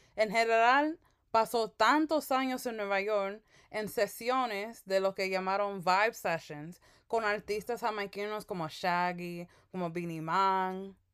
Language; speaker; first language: Spanish; early bilingual, heritage; Spanish